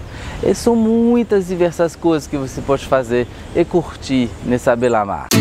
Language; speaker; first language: Portuguese; non-native, fluent; French